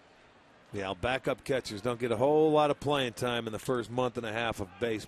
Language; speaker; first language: English; native; English